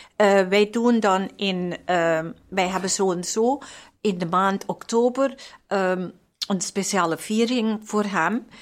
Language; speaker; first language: Dutch; non-native, fluent; German